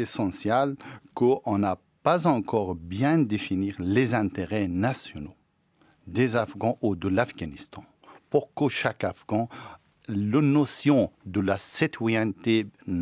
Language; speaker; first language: French; non-native, fluent; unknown